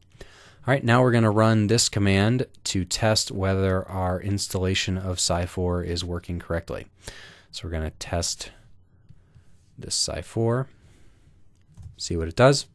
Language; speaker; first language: English; native; English